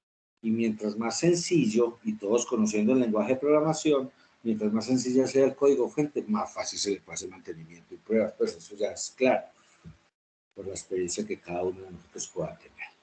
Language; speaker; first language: Spanish; native; Spanish